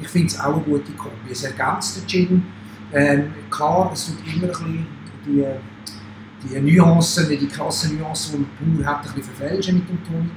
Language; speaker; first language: German; native; German